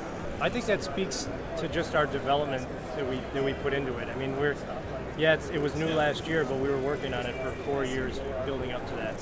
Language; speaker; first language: English; native; English